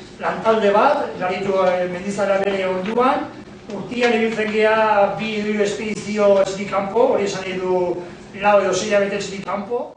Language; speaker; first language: Basque; native; Basque